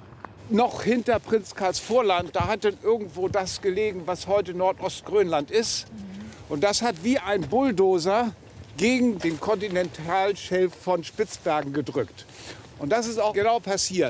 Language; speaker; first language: German; native; German